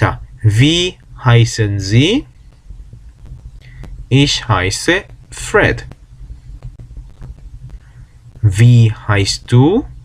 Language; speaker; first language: German; non-native, fluent; Korean